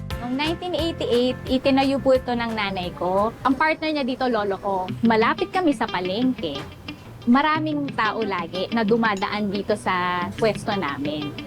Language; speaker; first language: Filipino; native; Filipino